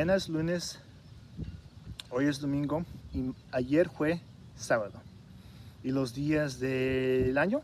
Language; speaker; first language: Spanish; early bilingual, heritage; Spanish